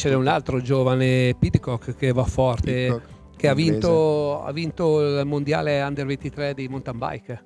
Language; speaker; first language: Italian; native; Italian